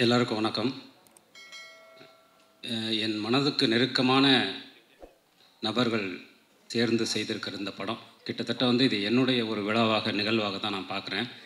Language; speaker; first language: Tamil; native; Tamil